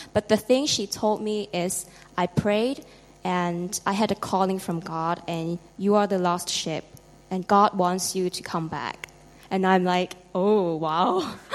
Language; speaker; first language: English; non-native, local second language; Cantonese